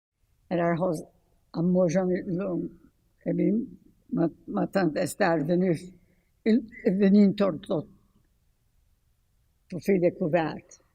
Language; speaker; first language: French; early bilingual, heritage; French